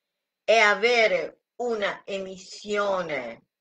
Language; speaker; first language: Italian; non-native, fluent; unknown